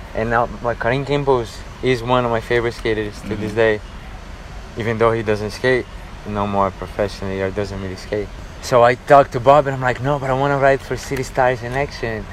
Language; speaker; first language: English; non-native, fluent; Portuguese